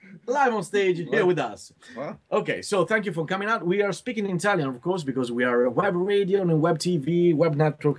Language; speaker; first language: English; non-native, learner; Italian